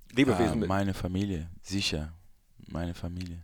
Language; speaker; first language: German; non-native, learner; Portuguese